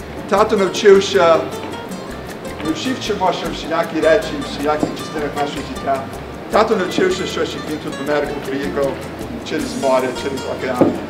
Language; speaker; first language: Ukrainian; early bilingual, heritage; Ukrainian